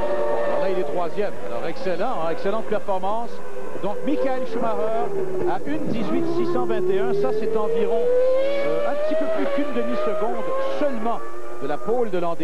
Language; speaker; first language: French; native; French